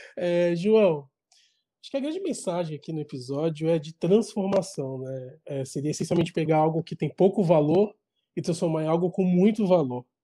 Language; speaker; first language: Portuguese; native; Portuguese